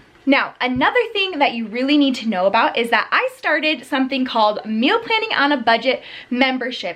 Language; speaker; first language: English; native; English